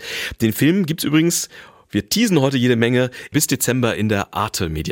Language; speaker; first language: German; native; German